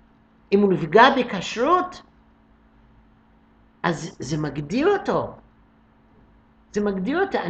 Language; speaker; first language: Hebrew; non-native, fluent; English